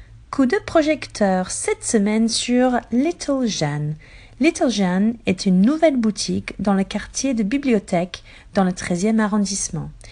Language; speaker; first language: French; native; French